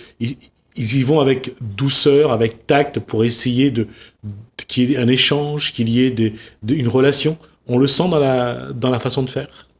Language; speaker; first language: French; native; French